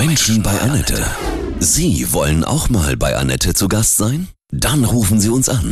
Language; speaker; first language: German; native; German